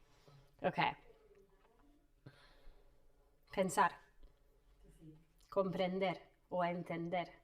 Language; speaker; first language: Spanish; non-native, fluent; English